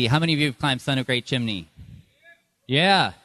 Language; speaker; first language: English; native; English